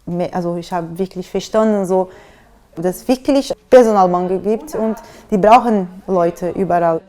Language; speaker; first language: German; non-native, fluent; Portuguese